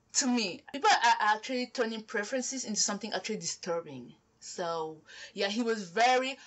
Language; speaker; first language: English; non-native, local second language; French